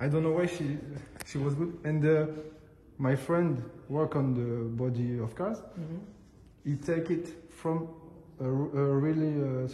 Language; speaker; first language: English; non-native, learner; French